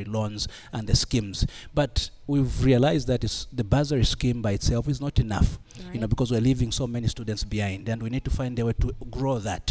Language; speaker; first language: English; non-native, local second language; Bemba